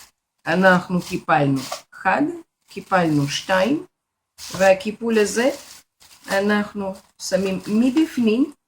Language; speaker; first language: Hebrew; non-native, fluent; Russian